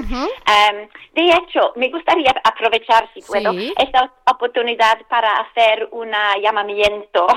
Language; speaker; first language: Spanish; non-native, fluent; English